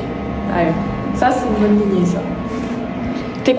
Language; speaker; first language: French; native; French